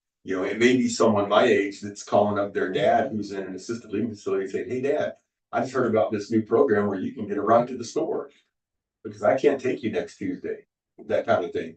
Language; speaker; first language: English; native; English